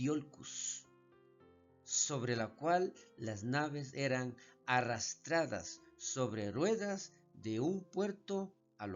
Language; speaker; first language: Spanish; native; Spanish